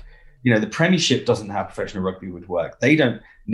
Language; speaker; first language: English; native; English